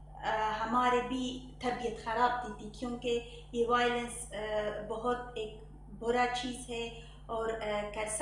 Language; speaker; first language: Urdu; non-native, learner; Persian